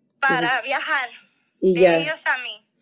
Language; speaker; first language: Spanish; non-native, fluent; Russian